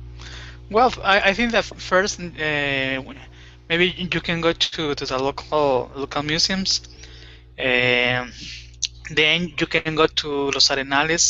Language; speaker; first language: English; non-native, fluent; Spanish